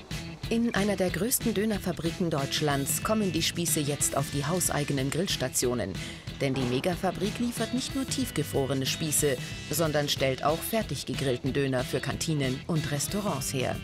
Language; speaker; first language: German; native; German